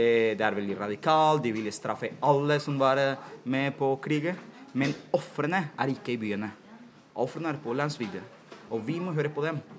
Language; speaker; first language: Norwegian; non-native, fluent; Spanish